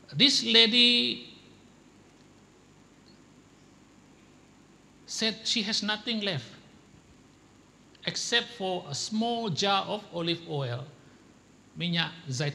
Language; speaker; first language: English; non-native, local second language; Malay